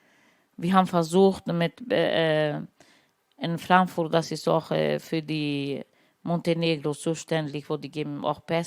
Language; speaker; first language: German; non-native, learner; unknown